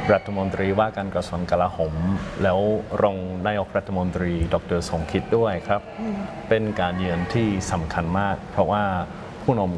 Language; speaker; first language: Thai; non-native, fluent; English